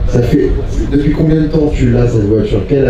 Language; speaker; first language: French; native; French